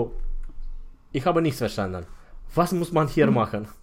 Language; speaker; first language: German; non-native, fluent; Romanian